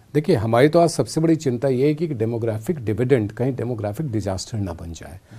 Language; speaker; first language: Hindi; native; Hindi